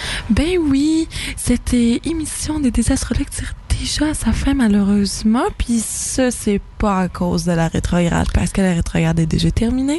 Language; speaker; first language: French; native; French